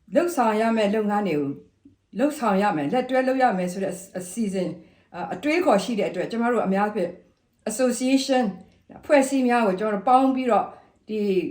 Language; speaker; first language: Burmese; non-native, local second language; S'gaw Karen